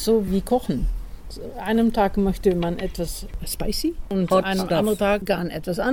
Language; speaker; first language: German; non-native, fluent; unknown